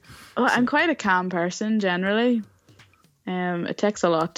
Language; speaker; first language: English; native; English